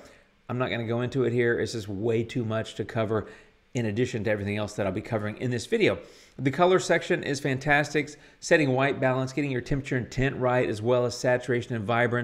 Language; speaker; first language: English; native; English